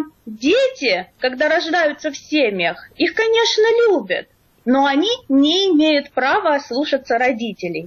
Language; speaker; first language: Russian; native; Russian